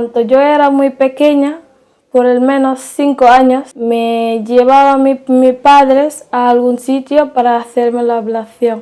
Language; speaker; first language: Spanish; non-native, learner; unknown